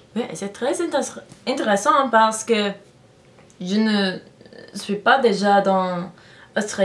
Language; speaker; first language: French; non-native, learner; English